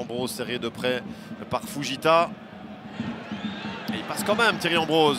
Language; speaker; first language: French; native; French